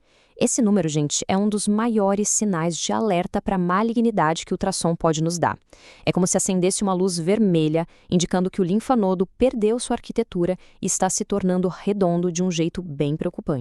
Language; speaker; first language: Portuguese; native; Portuguese